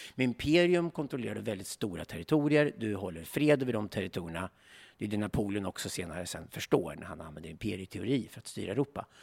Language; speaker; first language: Swedish; native; Swedish